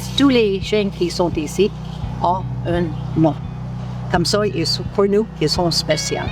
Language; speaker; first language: French; non-native, local second language; English